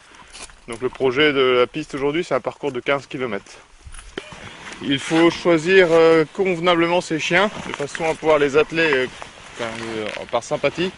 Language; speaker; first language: French; native; French